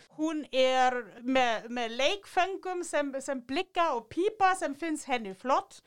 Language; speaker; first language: Icelandic; non-native, fluent; German